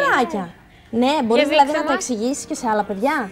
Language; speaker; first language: Greek; native; Greek